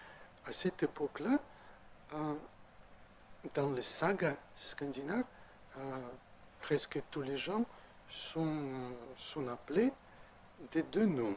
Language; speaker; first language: French; non-native, fluent; Russian